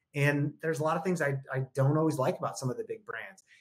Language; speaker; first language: English; native; English